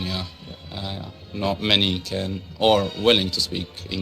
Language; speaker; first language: English; non-native, fluent; Arabic